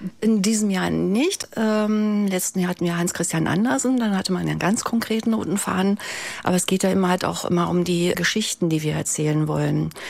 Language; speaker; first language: German; native; German